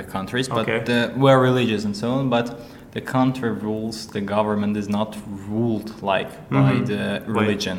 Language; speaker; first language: English; non-native, fluent; Azerbaijani